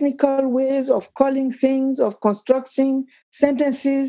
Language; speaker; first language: English; non-native, fluent; Akan